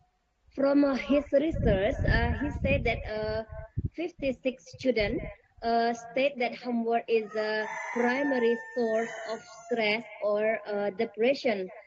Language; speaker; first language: English; non-native, learner; Indonesian